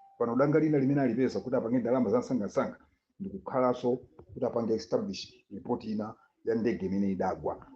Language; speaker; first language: Nyanja; native; Nyanja